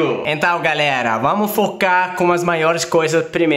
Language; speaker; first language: Portuguese; non-native, fluent; Swedish